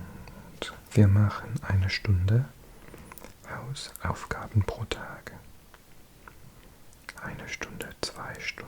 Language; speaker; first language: German; non-native, learner; English